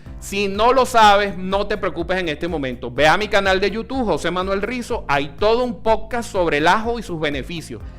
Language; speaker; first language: Spanish; early bilingual, other home language; Italian